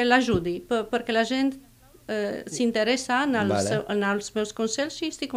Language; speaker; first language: Catalan; non-native, fluent; Romanian